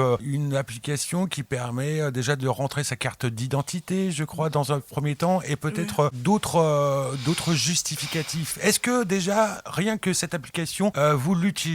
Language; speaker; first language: French; native; French